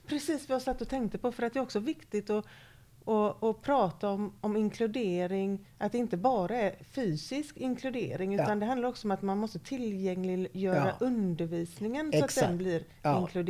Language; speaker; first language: Swedish; native; Swedish